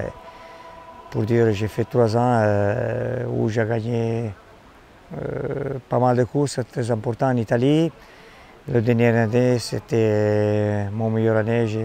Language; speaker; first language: French; non-native, fluent; Italian